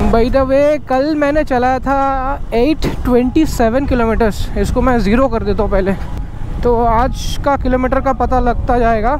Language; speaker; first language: Hindi; native; Hindi